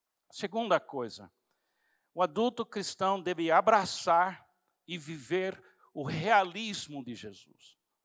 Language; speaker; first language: Portuguese; non-native, fluent; English